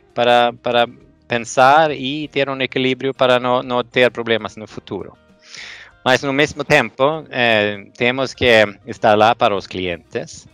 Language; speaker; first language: Portuguese; non-native, fluent; Swedish